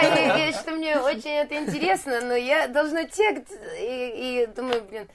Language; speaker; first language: Russian; early bilingual, heritage; Russian